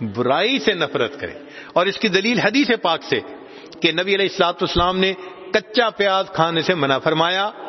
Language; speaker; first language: Urdu; non-native, local second language; Punjabi